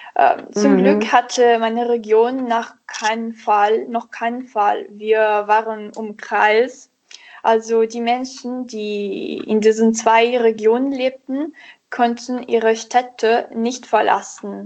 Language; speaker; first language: German; non-native, learner; Italian